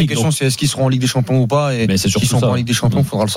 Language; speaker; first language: French; native; French